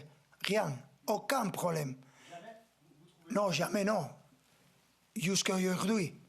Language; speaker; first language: French; non-native, fluent; Spanish